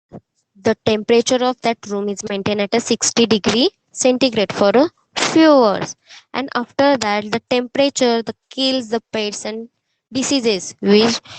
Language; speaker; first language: English; non-native, local second language; Hindi